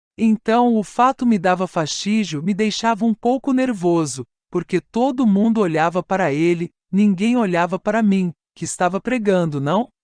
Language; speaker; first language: Portuguese; non-native, fluent; Italian